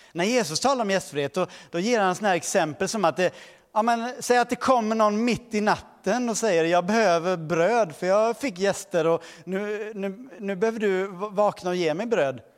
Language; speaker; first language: Swedish; early bilingual, other home language; Portuguese